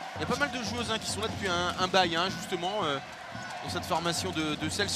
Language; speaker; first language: French; native; French